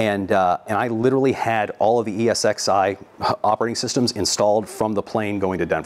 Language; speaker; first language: English; native; English